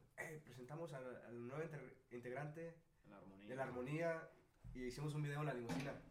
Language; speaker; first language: Spanish; native; Spanish